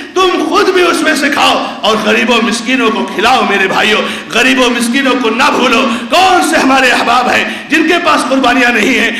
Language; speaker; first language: Urdu; non-native, local second language; Konkani